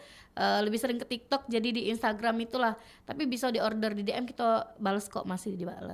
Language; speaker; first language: Indonesian; native; Indonesian